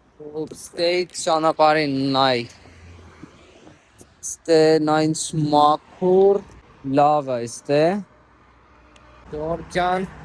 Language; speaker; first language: Armenian; non-native, learner; Hindi